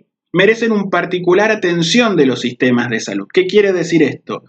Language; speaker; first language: Spanish; native; Spanish